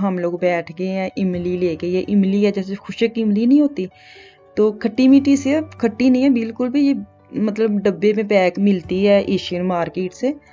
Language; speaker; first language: Urdu; native; Urdu